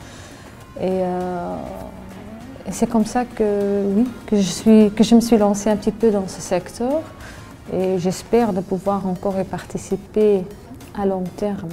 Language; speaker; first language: French; early bilingual, other home language; Arabic